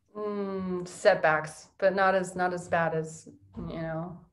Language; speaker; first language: English; native; English